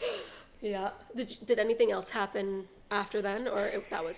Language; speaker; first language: English; native; English